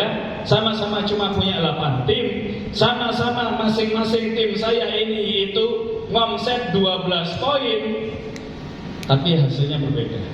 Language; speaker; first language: Indonesian; native; Indonesian